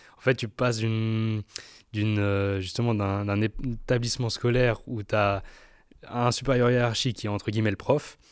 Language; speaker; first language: French; native; French